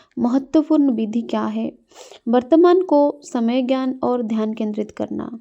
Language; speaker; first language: Hindi; non-native, local second language; Odia